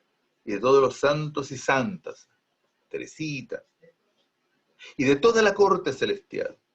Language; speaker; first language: Spanish; native; Spanish